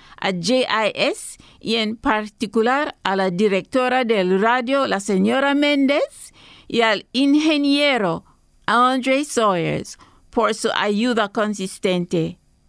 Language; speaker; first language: Spanish; non-native, fluent; English